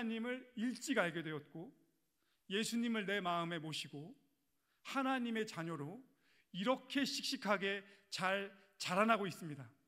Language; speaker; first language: Korean; native; Korean